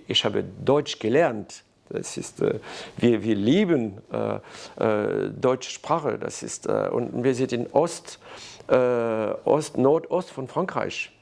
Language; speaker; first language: German; non-native, learner; French